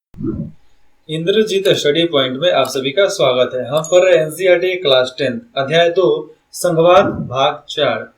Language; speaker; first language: Hindi; native; Hindi